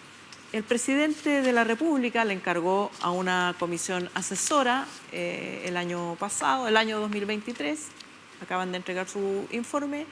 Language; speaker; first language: Spanish; native; Spanish